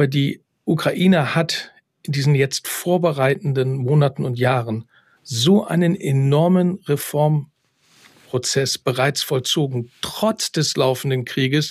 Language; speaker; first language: German; native; German